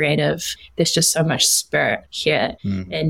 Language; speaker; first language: English; native; English